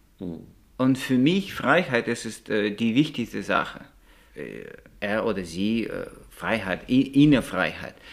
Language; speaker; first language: German; non-native, learner; Russian